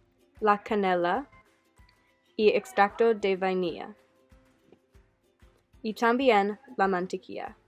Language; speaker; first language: Spanish; non-native, learner; English